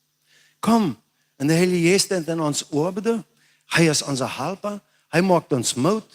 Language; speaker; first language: German; non-native, learner; Plautdietsch